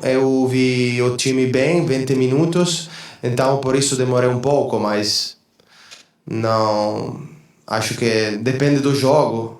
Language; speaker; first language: Portuguese; non-native, fluent; Spanish